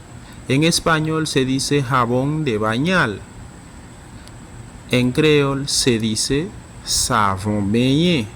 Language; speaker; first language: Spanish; non-native, fluent; Haitian Creole